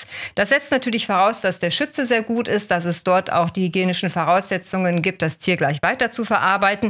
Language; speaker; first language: German; native; German